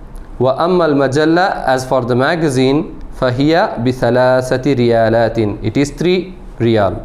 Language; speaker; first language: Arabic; non-native, fluent; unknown